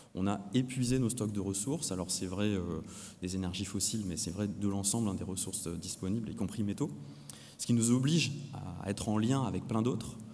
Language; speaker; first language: French; native; French